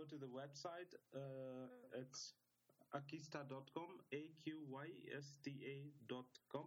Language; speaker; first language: English; non-native, local second language; Nepali